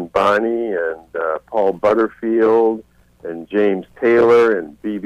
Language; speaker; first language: English; native; English